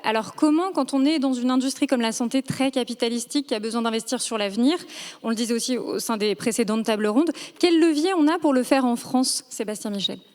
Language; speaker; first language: French; native; French